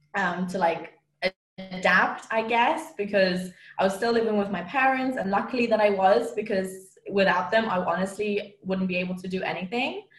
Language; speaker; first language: English; non-native, fluent; Romanian